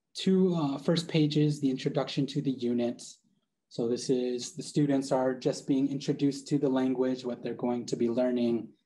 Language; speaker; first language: English; native; English